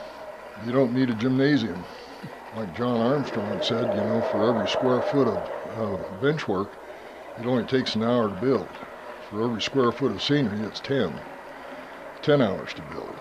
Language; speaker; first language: English; native; English